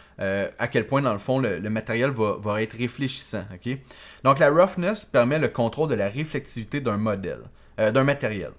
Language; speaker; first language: French; native; French